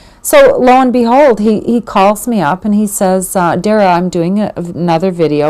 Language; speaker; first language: English; native; English